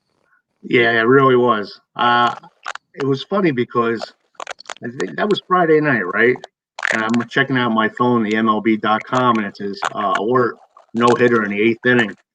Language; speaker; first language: English; native; English